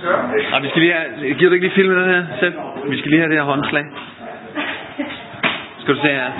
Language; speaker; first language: Danish; native; Danish